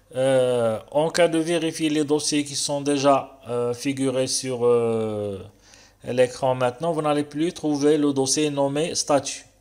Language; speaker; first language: French; non-native, local second language; Arabic